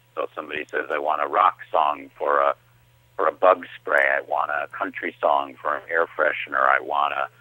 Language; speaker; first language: English; native; English